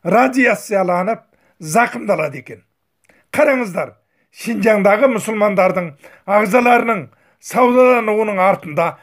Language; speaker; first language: Kazakh; native; Kazakh